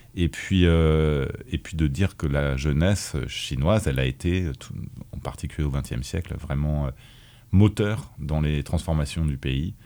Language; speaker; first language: French; native; French